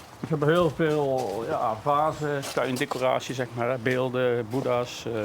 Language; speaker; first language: Dutch; native; Dutch